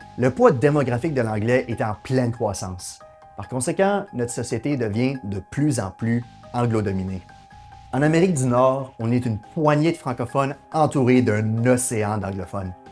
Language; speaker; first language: French; native; French